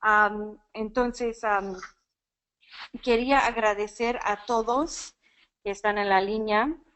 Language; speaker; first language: Spanish; non-native, fluent; English